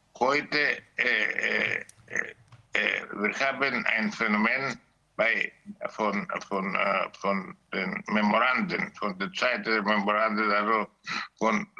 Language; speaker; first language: German; non-native, learner; Greek